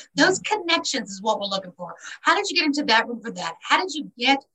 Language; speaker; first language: English; native; English